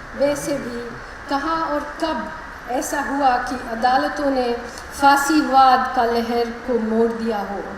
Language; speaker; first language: Hindi; non-native, local second language; Malayalam